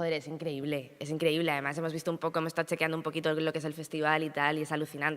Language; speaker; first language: Spanish; native; Spanish